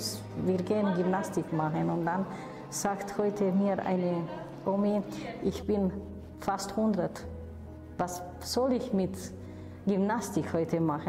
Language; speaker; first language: German; non-native, fluent; Romanian